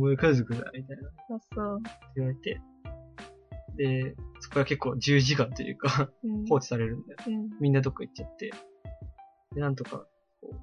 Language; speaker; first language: Japanese; native; Japanese